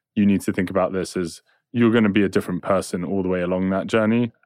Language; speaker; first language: English; native; English